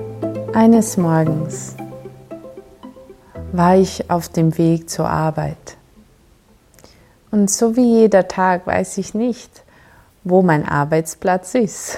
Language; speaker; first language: German; non-native, fluent; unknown